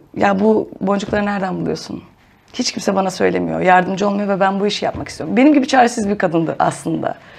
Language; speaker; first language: Turkish; native; Turkish